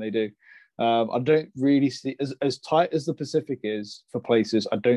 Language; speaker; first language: English; native; English